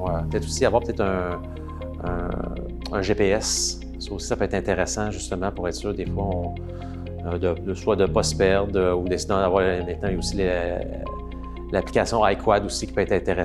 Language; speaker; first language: French; native; French